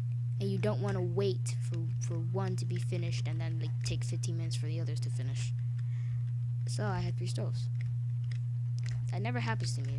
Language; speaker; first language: English; native; English